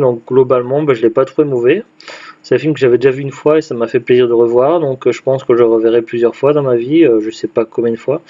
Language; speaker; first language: French; native; French